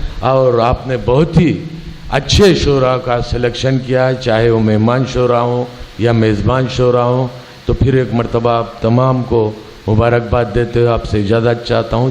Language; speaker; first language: Urdu; native; Urdu